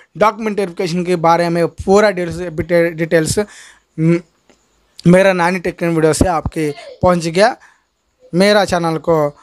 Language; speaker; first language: Hindi; non-native, local second language; Telugu